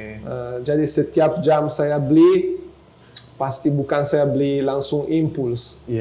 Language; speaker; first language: Indonesian; non-native, fluent; Italian